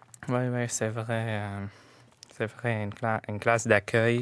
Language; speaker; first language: French; non-native, fluent; Arabic